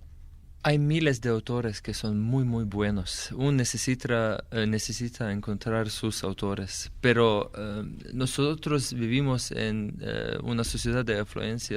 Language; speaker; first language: Spanish; non-native, fluent; Slovenian